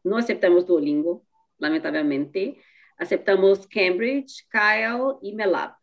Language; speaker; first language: Spanish; non-native, fluent; Portuguese